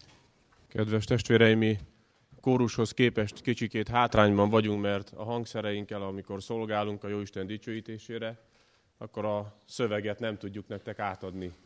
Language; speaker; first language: Hungarian; native; Hungarian